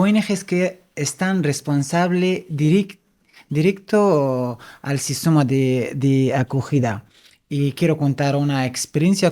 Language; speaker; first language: Spanish; non-native, fluent; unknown